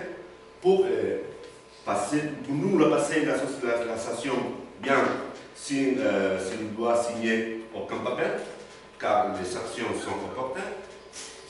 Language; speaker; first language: French; non-native, learner; Spanish